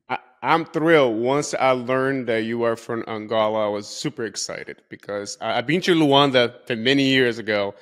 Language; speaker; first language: English; non-native, fluent; Portuguese